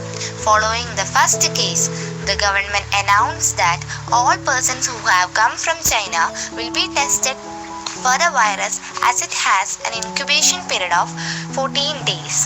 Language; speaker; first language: English; non-native, local second language; Malayalam